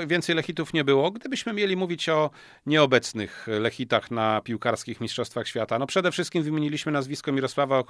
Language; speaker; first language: Polish; native; Polish